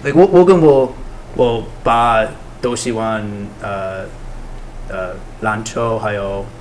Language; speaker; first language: Chinese; non-native, learner; English